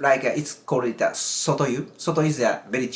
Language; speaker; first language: English; non-native, learner; Japanese